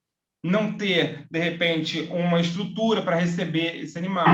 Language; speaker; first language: Portuguese; native; Portuguese